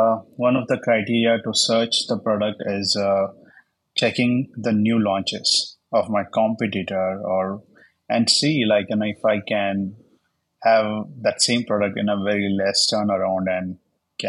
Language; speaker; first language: English; non-native, local second language; Hindi